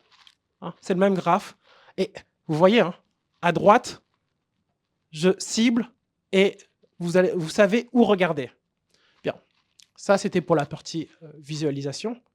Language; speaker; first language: French; native; French